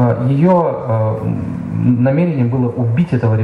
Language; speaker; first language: Russian; native; Russian